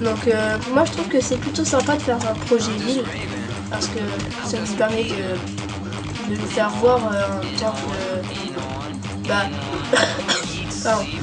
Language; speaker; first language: French; native; French